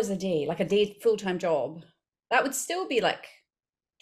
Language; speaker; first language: English; native; English